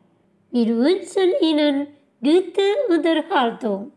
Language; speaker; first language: German; non-native, fluent; Indonesian